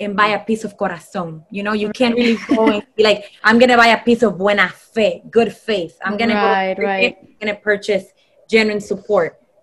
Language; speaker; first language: English; non-native, fluent; Spanish